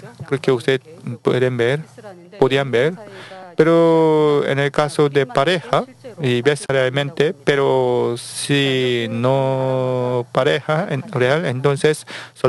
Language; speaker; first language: Spanish; non-native, learner; Korean